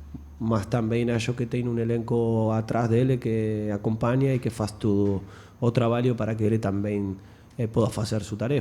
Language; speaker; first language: Portuguese; non-native, fluent; Spanish